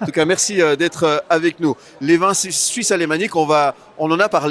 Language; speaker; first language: French; native; French